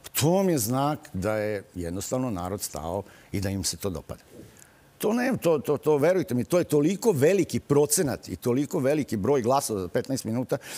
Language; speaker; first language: Serbian; native; Serbian